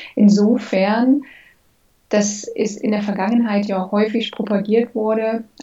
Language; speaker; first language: German; early bilingual, other home language; English